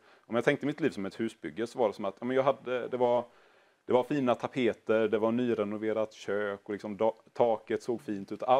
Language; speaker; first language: Swedish; native; Swedish